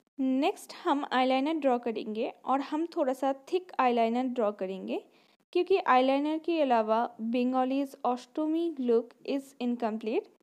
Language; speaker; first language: Hindi; non-native, local second language; Bangla